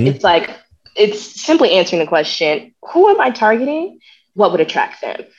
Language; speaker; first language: English; native; English